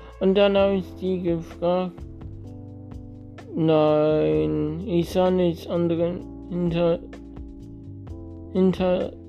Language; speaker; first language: German; non-native, learner; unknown